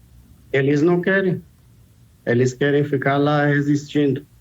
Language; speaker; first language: Portuguese; non-native, fluent; Persian